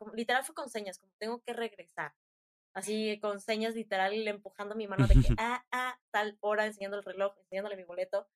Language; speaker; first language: Spanish; native; Spanish